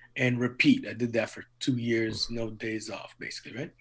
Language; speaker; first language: English; native; English